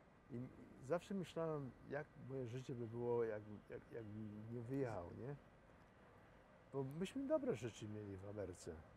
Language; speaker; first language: Polish; native; Polish